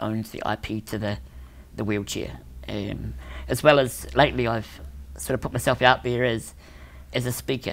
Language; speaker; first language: English; native; English